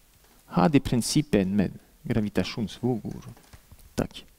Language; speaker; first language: Swedish; non-native, fluent; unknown